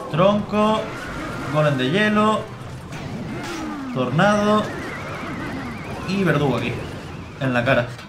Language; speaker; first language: Spanish; native; Spanish